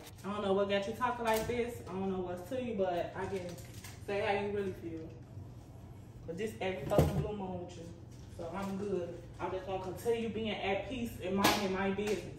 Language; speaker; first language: English; native; English